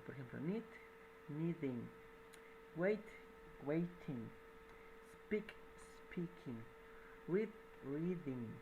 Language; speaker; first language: English; non-native, fluent; Spanish